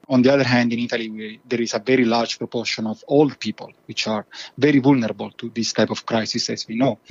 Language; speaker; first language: English; non-native, fluent; Italian